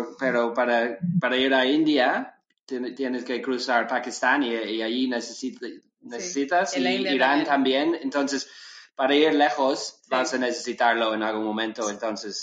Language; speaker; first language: Spanish; non-native, learner; English